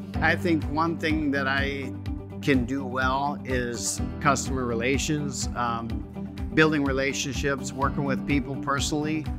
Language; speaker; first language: English; native; English